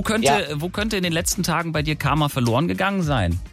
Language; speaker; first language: German; native; German